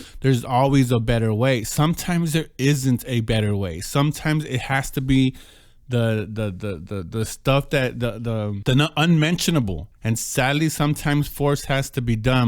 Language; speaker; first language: English; native; English